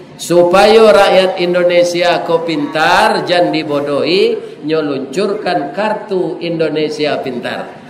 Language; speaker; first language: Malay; non-native, local second language; Minangkabau